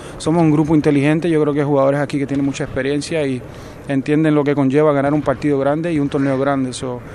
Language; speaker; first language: Spanish; native; Spanish